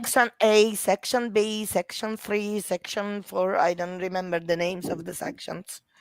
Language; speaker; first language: English; non-native, fluent; Italian